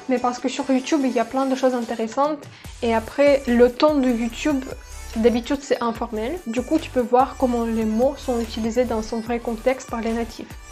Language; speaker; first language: French; non-native, fluent; Russian